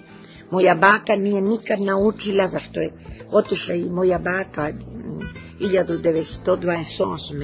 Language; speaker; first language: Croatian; early bilingual, heritage; Serbian